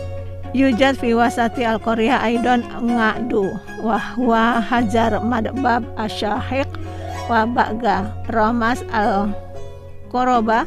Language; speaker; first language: Arabic; non-native, fluent; Indonesian